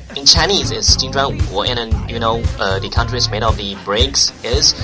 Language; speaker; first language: English; non-native, fluent; Chinese